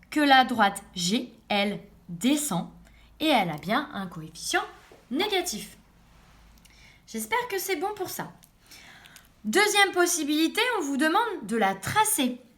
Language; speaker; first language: French; native; French